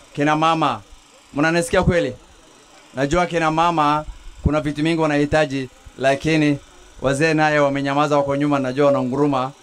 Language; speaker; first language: Swahili; non-native, local second language; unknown